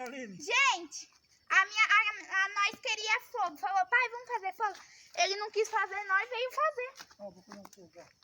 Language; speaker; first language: Portuguese; native; Portuguese